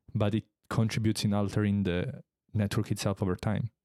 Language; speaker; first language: English; non-native, fluent; Italian